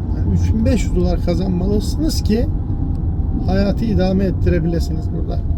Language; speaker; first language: Turkish; early bilingual, heritage; Turkish